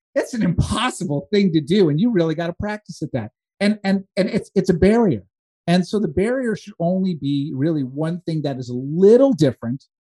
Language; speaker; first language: English; native; English